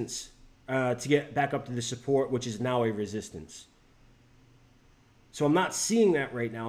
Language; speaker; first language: English; native; English